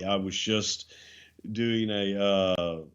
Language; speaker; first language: English; native; English